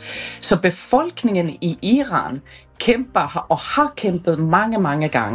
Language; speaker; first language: Danish; non-native, fluent; Persian